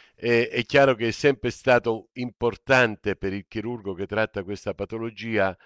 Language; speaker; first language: Italian; native; Italian